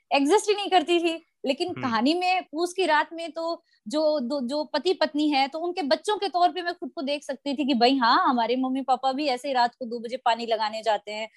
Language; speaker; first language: Hindi; native; Hindi